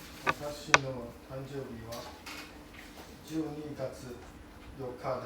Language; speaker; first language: Japanese; non-native, learner; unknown